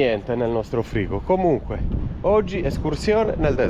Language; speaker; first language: Italian; native; Italian